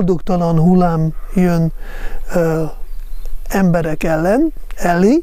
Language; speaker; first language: Hungarian; non-native, fluent; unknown